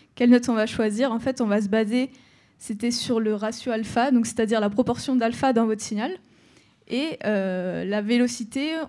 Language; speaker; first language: French; native; French